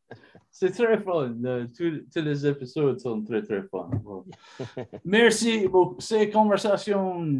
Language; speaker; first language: French; non-native, learner; English